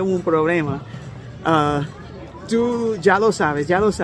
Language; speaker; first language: Spanish; non-native, learner; English